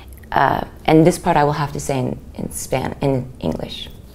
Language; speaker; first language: English; early bilingual, other home language; Spanish